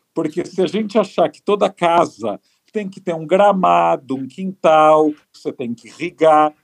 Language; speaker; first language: Portuguese; native; Portuguese